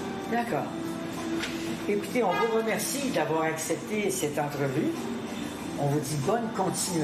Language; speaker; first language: French; native; French